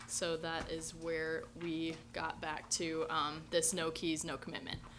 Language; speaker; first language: English; native; English